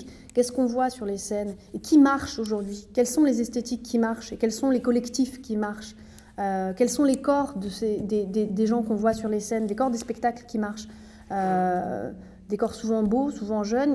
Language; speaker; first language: French; native; French